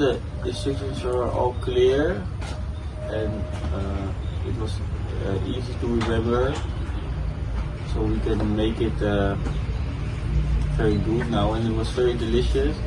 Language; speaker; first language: English; non-native, fluent; Dutch